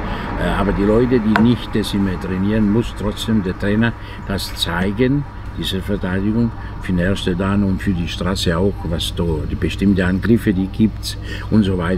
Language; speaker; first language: German; non-native, fluent; Italian